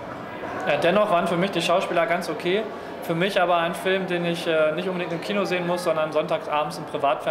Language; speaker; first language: German; native; German